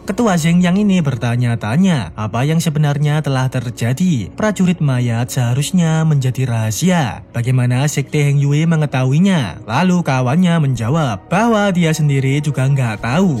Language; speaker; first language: Indonesian; native; Indonesian